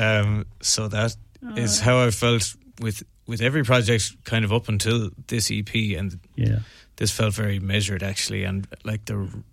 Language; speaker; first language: English; native; English